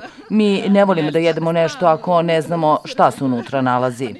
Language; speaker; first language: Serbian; non-native, learner; Russian